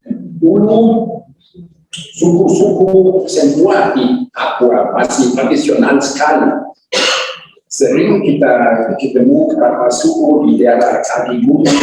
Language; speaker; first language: Indonesian; non-native, learner; German